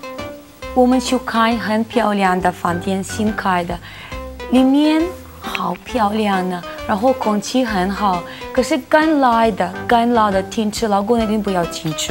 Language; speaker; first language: Chinese; non-native, learner; Russian